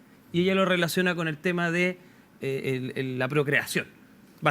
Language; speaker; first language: Spanish; native; Spanish